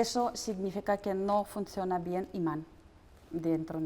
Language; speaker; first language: Spanish; non-native, learner; Russian